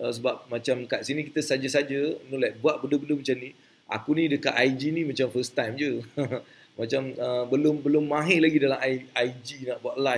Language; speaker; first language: Malay; native; Malay